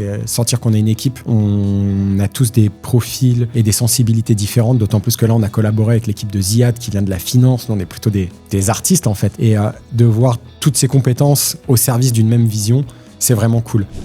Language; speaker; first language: French; native; French